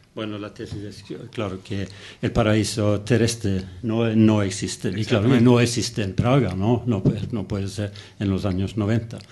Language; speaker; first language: Spanish; non-native, fluent; Norwegian